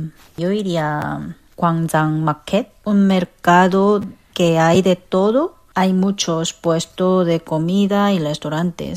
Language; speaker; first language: Spanish; non-native, fluent; Korean